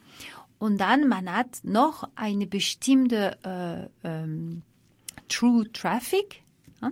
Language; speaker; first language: German; non-native, fluent; French